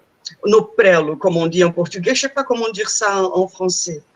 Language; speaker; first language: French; non-native, fluent; Portuguese